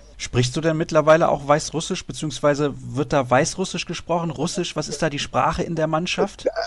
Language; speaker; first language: German; native; German